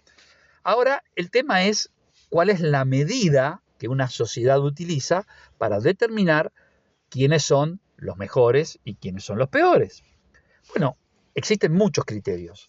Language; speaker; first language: Spanish; native; Spanish